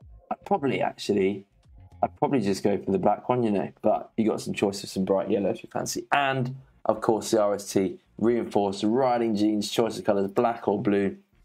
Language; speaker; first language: English; native; English